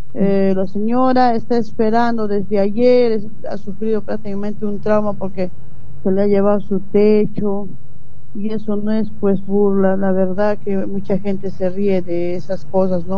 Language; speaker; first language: Spanish; native; Spanish